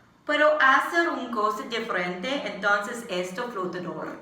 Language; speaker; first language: Spanish; non-native, learner; English